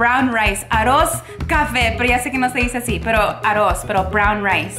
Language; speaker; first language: Spanish; early bilingual, heritage; Spanish